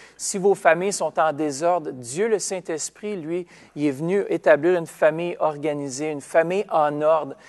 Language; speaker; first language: French; native; French